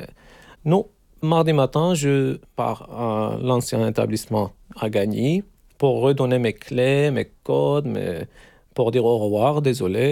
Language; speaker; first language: French; non-native, learner; Turkish